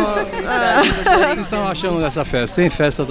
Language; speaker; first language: Portuguese; native; Portuguese